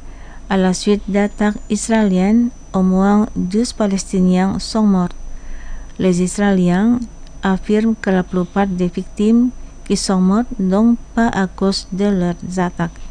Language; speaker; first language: French; non-native, fluent; Indonesian